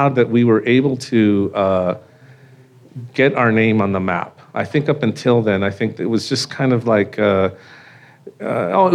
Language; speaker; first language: English; native; English